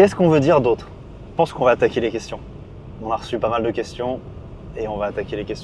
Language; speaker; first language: French; native; French